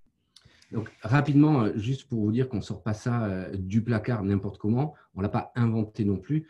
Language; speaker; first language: French; native; French